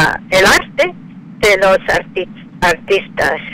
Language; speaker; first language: Spanish; non-native, fluent; English